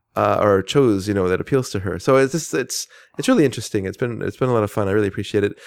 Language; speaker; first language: English; native; English